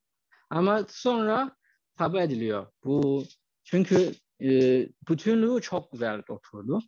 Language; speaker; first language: Turkish; non-native, fluent; Chinese